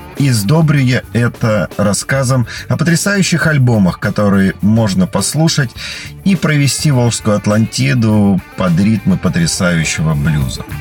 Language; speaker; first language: Russian; native; Russian